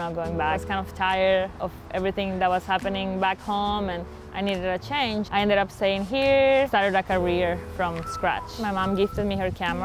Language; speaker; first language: English; non-native, fluent; Spanish